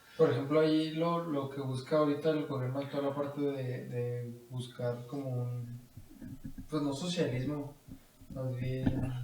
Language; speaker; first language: Spanish; native; Spanish